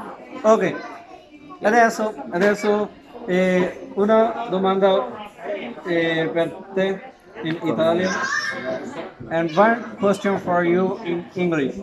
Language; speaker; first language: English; non-native, learner; Urdu